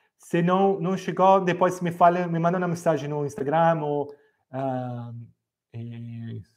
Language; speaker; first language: Portuguese; non-native, fluent; Italian